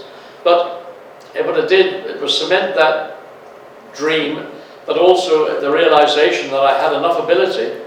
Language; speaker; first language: English; native; English